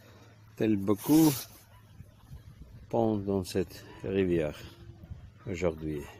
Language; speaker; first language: French; non-native, learner; Ukrainian